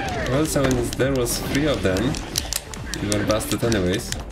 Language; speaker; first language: English; non-native, fluent; Polish